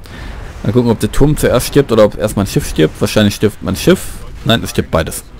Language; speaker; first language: German; native; German